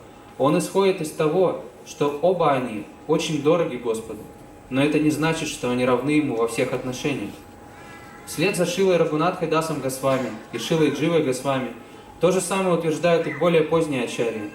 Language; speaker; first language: Russian; native; Russian